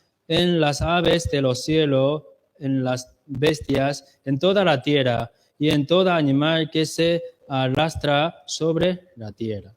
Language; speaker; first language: Spanish; non-native, learner; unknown